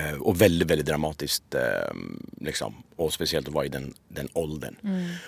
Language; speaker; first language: Swedish; early bilingual, other home language; Persian